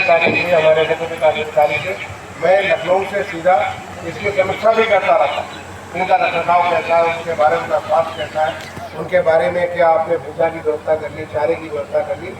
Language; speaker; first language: Hindi; native; Hindi